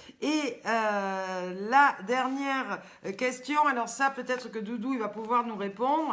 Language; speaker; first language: French; native; French